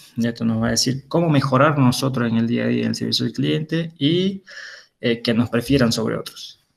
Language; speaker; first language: Spanish; native; Spanish